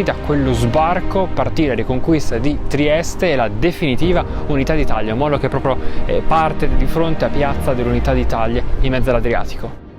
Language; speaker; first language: Italian; native; Italian